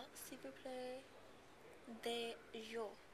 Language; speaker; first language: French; non-native, learner; English